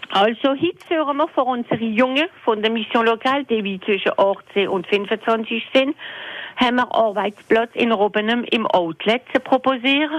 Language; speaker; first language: German; non-native, local second language; French